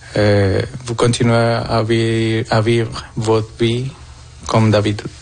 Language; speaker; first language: French; non-native, fluent; Spanish